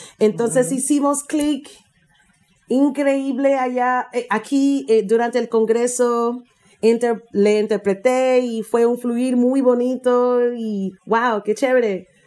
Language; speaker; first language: Spanish; non-native, fluent; English